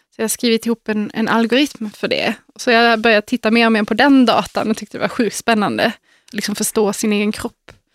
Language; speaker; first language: Swedish; native; Swedish